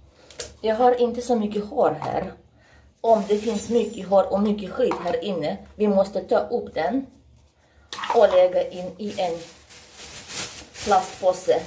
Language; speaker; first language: Swedish; non-native, learner; Russian